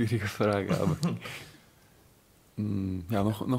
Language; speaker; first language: German; non-native, learner; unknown